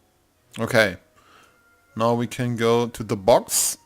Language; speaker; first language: English; non-native, learner; German